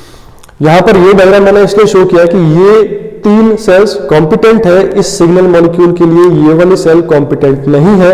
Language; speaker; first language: Hindi; native; Hindi